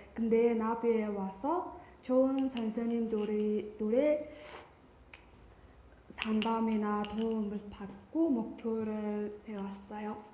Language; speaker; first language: Korean; non-native, fluent; Mongolian